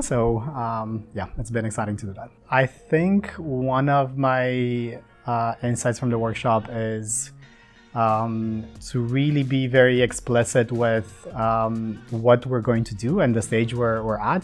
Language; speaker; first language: English; non-native, fluent; Romanian